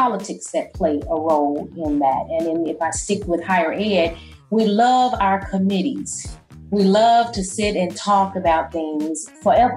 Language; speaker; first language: English; native; English